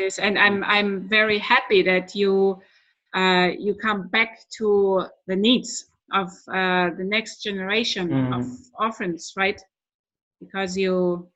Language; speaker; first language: English; non-native, fluent; German